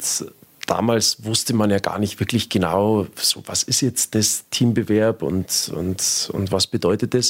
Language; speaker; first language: German; native; German